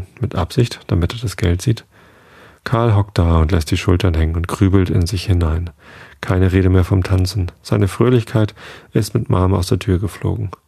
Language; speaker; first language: German; native; German